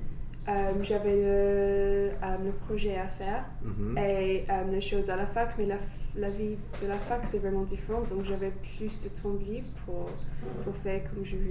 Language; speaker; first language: French; non-native, learner; English